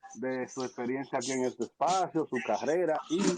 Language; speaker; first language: Spanish; early bilingual, heritage; Spanish